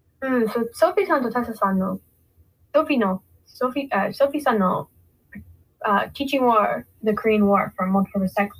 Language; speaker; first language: Japanese; non-native, learner; English